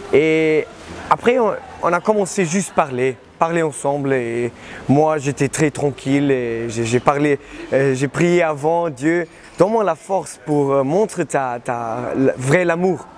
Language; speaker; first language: French; non-native, learner; German